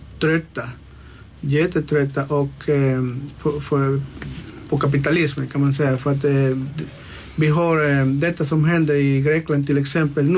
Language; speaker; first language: Swedish; non-native, local second language; Spanish